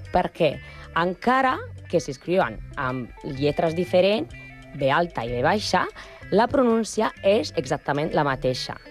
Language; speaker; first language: Catalan; non-native, learner; Spanish